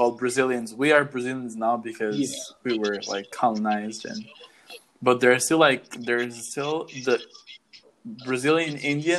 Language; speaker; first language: English; non-native, fluent; Portuguese